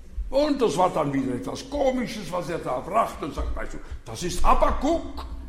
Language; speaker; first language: German; non-native, fluent; French